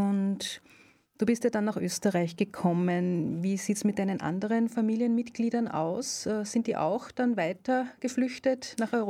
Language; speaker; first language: German; native; German